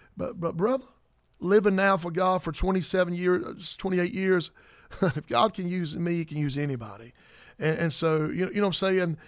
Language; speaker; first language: English; native; English